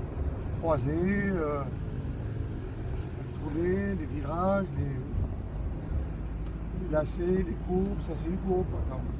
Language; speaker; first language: French; native; French